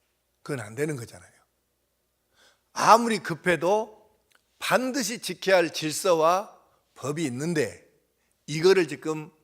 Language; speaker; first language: Korean; native; Korean